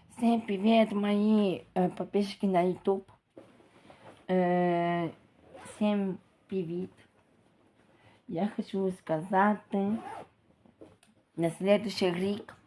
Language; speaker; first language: Russian; non-native, local second language; Ukrainian